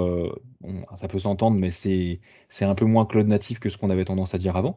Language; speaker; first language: French; native; French